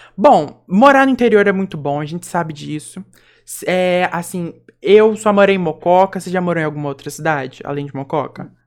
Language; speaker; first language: Portuguese; native; Portuguese